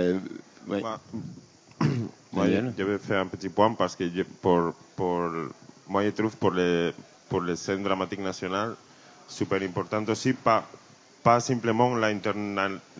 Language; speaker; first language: French; non-native, learner; Spanish